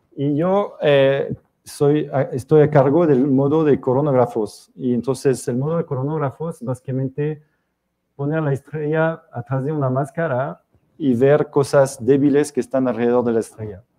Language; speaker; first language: Spanish; non-native, fluent; French